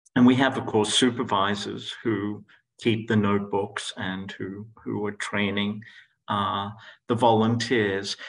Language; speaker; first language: English; non-native, local second language; Greek